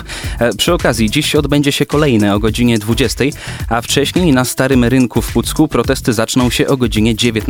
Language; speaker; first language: Polish; native; Polish